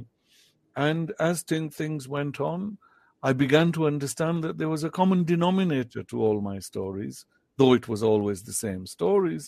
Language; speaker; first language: English; non-native, local second language; Pahari-Potwari